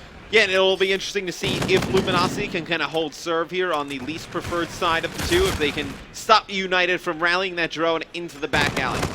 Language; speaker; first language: English; native; English